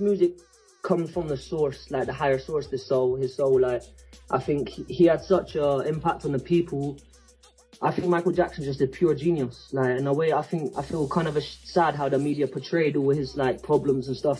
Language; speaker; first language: English; native; English